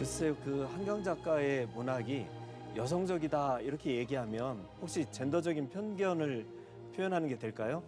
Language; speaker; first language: Korean; native; Korean